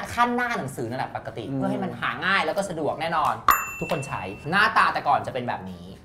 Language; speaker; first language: Thai; native; Thai